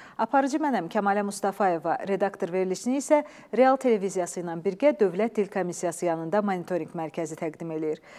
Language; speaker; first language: Azerbaijani; native; Azerbaijani